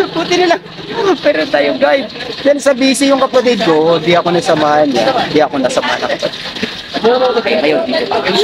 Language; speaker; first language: Filipino; non-native, local second language; Cebuano